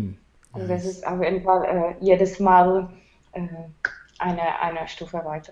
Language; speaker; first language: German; non-native, fluent; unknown